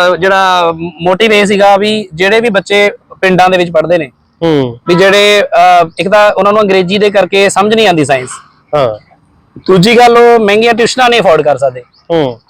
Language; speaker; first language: Punjabi; non-native, local second language; Hindi